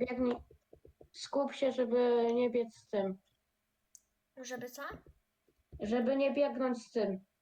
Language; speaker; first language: Polish; native; Polish